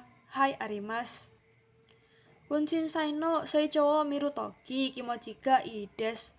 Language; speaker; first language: Japanese; non-native, learner; Indonesian